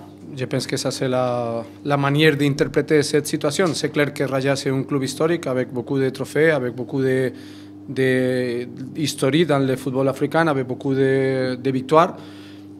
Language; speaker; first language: French; non-native, fluent; Spanish